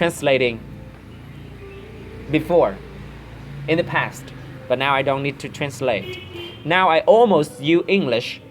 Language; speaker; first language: English; non-native, learner; Vietnamese